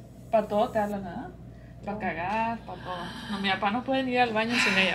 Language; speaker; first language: Spanish; early bilingual, heritage; Spanish